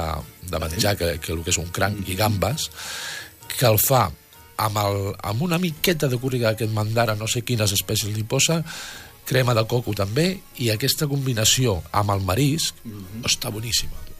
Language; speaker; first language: Catalan; native; Catalan